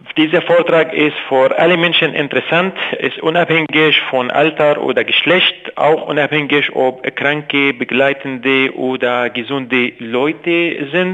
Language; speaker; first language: German; non-native, fluent; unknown